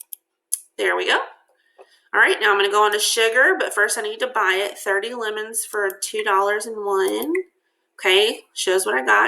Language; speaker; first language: English; native; English